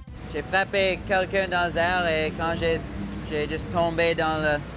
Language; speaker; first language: French; non-native, local second language; English